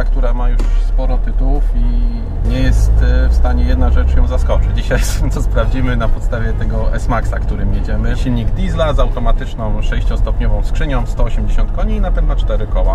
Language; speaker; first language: Polish; native; Polish